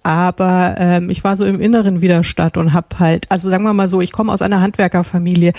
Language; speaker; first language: German; native; German